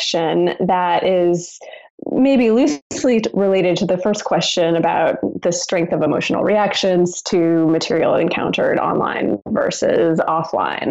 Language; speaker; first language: English; native; English